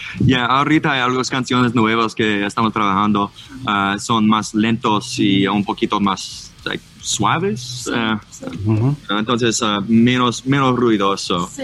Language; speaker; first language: Spanish; non-native, learner; English